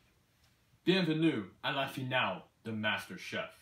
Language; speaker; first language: French; non-native, learner; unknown